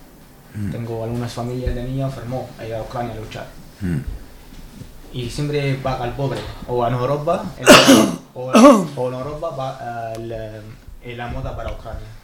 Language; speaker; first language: Spanish; non-native, learner; Arabic